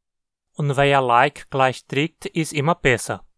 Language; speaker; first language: German; early bilingual, heritage; Portuguese